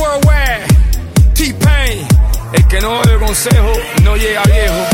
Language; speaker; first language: Spanish; native; Spanish